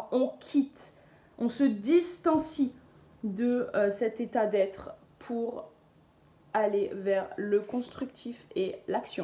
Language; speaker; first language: French; native; French